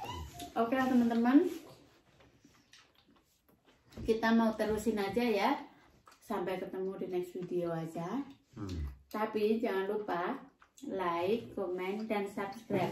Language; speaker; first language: Indonesian; non-native, local second language; Javanese